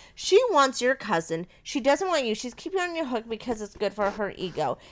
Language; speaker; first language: English; native; English